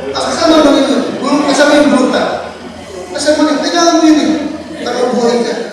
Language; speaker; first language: Filipino; native; Filipino